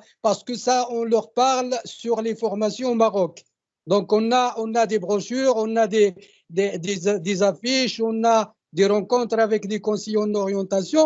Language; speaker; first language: French; non-native, local second language; Arabic